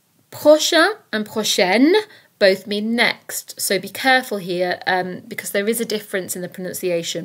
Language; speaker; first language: English; native; English